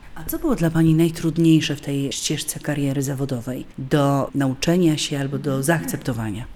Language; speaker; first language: Polish; native; Polish